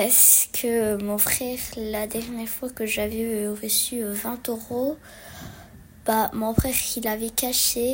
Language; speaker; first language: French; early bilingual, other home language; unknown